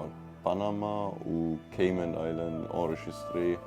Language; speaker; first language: French; non-native, fluent; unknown